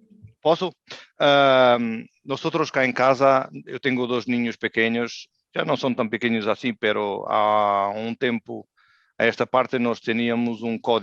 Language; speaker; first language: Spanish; non-native, learner; Portuguese